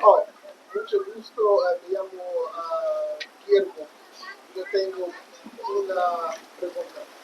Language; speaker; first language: Spanish; non-native, learner; English